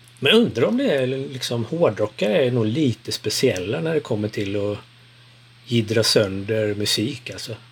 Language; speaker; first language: Swedish; early bilingual, other home language; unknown